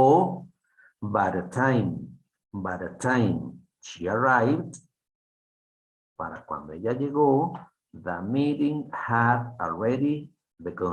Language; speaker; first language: English; non-native, fluent; Spanish